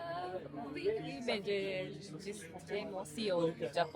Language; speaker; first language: French; non-native, learner; Japanese